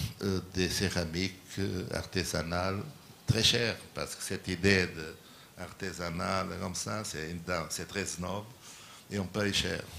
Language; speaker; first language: French; non-native, learner; Portuguese